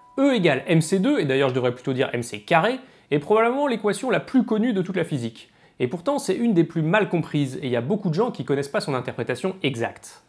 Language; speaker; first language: French; native; French